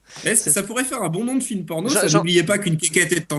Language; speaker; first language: French; native; French